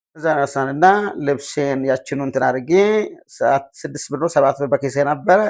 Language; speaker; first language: Amharic; non-native, local second language; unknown